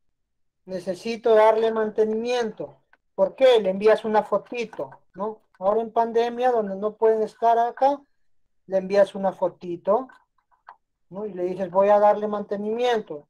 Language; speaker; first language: Spanish; native; Spanish